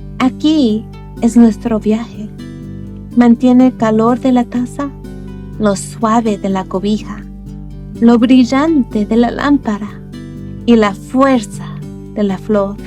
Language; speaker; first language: Spanish; early bilingual, other home language; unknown